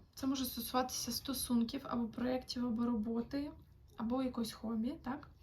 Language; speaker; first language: Ukrainian; non-native, local second language; Russian